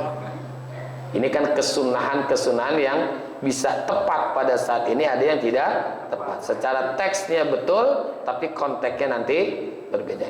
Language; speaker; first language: Indonesian; native; Indonesian